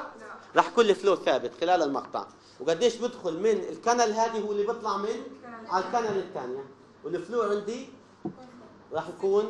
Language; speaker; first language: Arabic; native; Arabic